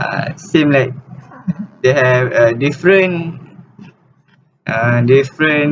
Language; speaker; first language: English; non-native, learner; Malay